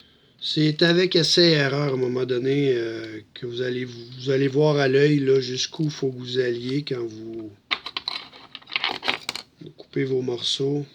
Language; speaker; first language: French; native; French